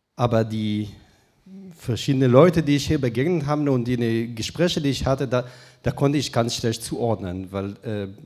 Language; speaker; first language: German; non-native, fluent; Hebrew